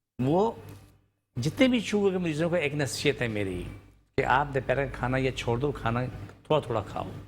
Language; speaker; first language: Urdu; non-native, local second language; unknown